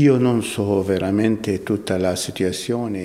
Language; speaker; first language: Italian; non-native, fluent; Arabic